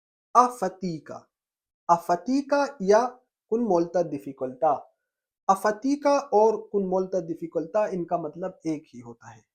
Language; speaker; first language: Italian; non-native, fluent; Hindi